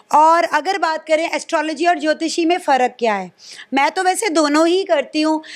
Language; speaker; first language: Hindi; non-native, local second language; Punjabi